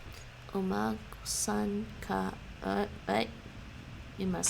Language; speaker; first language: Japanese; non-native, learner; English